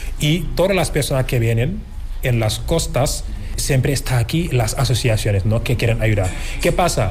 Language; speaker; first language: Spanish; non-native, fluent; Wolof